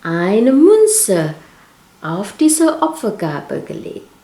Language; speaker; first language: German; non-native, learner; Indonesian